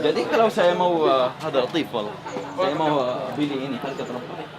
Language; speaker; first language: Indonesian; non-native, learner; Arabic